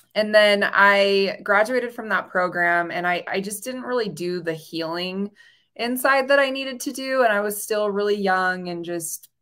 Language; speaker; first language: English; native; English